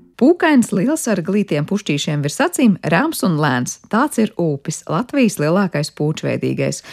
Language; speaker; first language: Latvian; native; Latvian